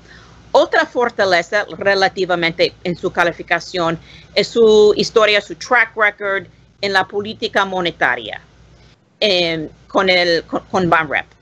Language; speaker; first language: Spanish; non-native, learner; English